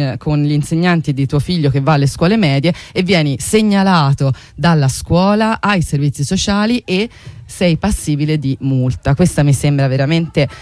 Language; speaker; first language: Italian; native; Italian